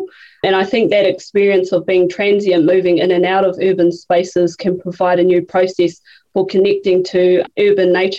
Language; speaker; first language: English; native; English